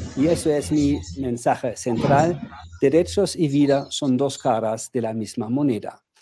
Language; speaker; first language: Spanish; non-native, fluent; German